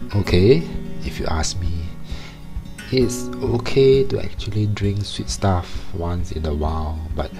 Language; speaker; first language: English; non-native, local second language; Chinese